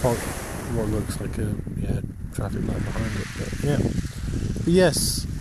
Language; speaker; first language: English; native; English